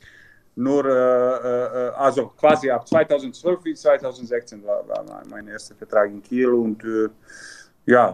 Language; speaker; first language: German; non-native, learner; Serbian